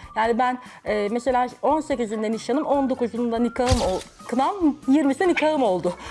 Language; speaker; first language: Turkish; native; Turkish